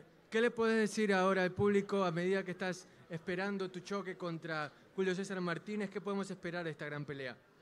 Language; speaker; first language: Spanish; native; Spanish